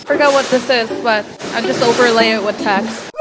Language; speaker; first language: English; native; English